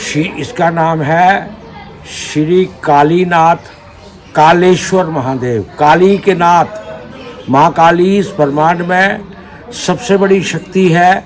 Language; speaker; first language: Hindi; native; Hindi